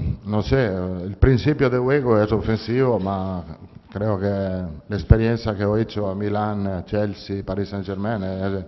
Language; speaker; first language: Spanish; non-native, fluent; Italian